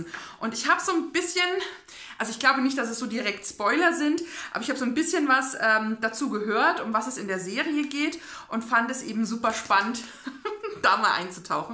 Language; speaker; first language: German; native; German